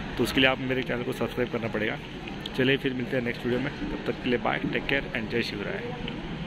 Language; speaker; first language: Hindi; non-native, local second language; Marathi